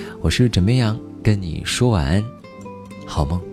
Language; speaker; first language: Chinese; native; Chinese